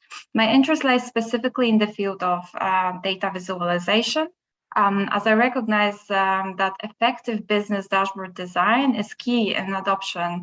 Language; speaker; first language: English; non-native, fluent; Polish